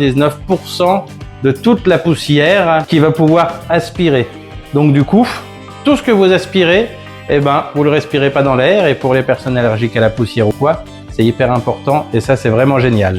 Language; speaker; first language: French; native; French